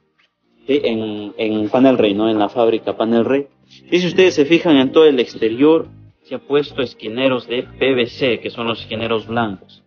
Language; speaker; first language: Spanish; native; Spanish